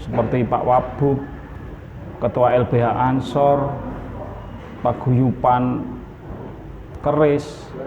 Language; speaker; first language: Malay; non-native, local second language; Javanese